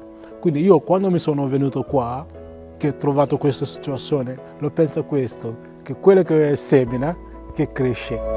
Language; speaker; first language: Italian; non-native, learner; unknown